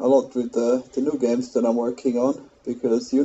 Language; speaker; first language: English; non-native, fluent; German